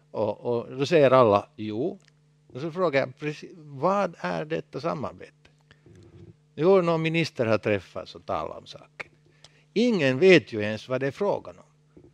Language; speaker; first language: Swedish; non-native, local second language; Finnish